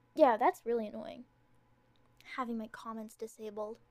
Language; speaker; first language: English; native; English